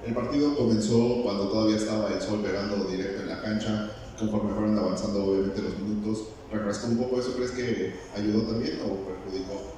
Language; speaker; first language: Spanish; native; Spanish